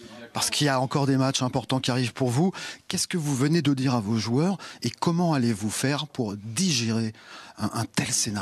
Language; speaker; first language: French; native; French